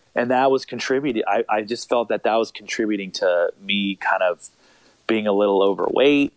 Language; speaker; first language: English; native; English